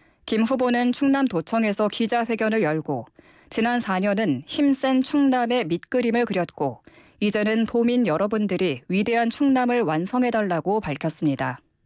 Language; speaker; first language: Korean; native; Korean